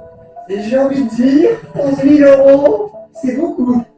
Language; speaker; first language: French; native; French